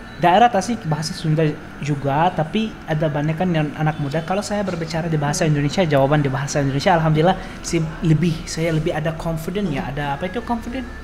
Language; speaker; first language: Indonesian; non-native, learner; Arabic